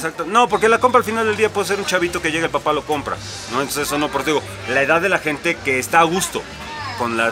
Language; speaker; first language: Spanish; native; Spanish